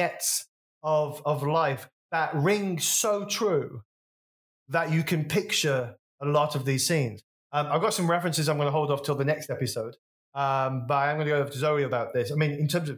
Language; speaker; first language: English; native; English